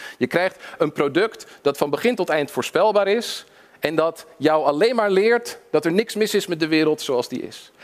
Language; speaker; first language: Dutch; early bilingual, other home language; English